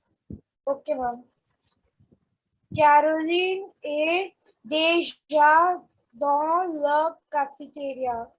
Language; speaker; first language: French; non-native, learner; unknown